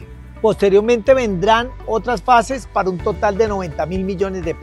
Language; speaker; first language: Spanish; native; Spanish